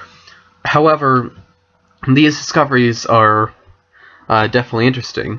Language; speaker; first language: English; native; English